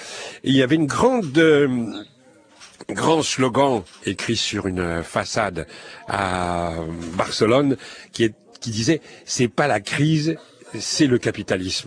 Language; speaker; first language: French; native; French